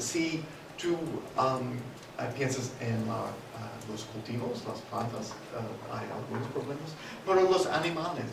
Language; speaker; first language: Spanish; non-native, fluent; English